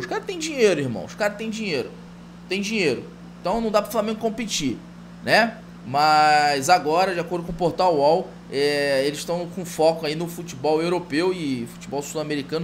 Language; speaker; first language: Portuguese; native; Portuguese